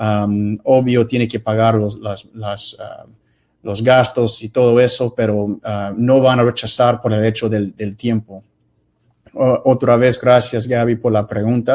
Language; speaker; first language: Spanish; non-native, fluent; English